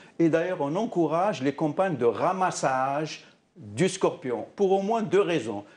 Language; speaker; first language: French; non-native, local second language; Arabic